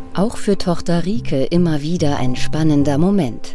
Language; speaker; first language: German; native; German